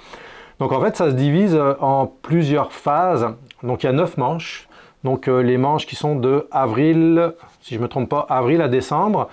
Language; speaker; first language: French; native; French